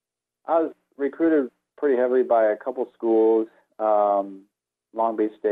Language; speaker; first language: English; native; English